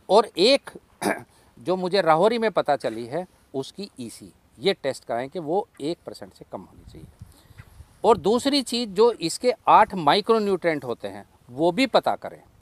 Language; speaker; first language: Hindi; native; Hindi